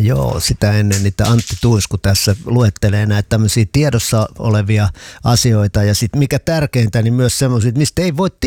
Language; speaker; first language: Finnish; native; Finnish